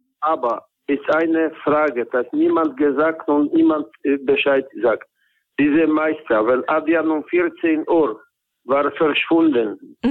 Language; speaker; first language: German; non-native, learner; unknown